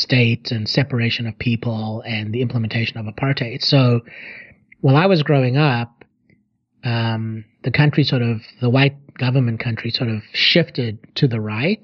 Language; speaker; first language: English; native; English